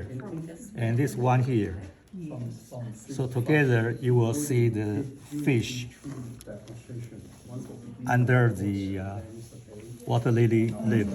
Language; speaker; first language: English; non-native, fluent; Chinese